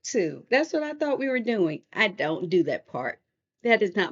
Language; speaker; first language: English; native; English